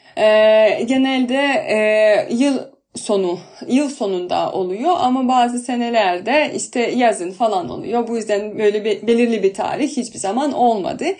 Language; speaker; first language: Turkish; non-native, fluent; Russian